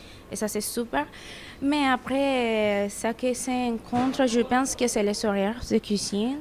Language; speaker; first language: French; non-native, fluent; Spanish